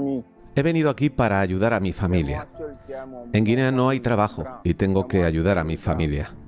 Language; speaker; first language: Spanish; native; Spanish